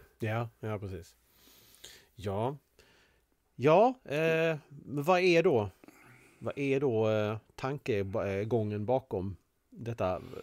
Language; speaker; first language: Swedish; native; Swedish